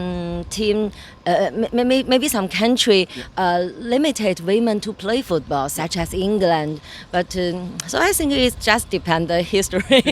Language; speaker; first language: English; non-native, learner; Chinese